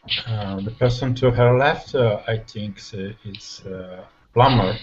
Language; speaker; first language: English; non-native, learner; Italian